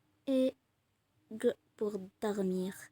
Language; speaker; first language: French; non-native, learner; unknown